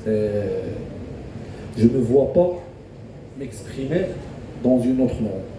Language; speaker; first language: French; non-native, local second language; Arabic